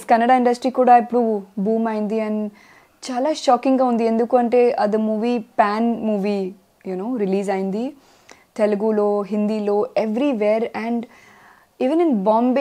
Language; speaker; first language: Telugu; non-native, local second language; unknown